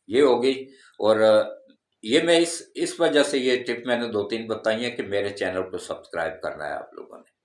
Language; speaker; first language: Urdu; non-native, local second language; Punjabi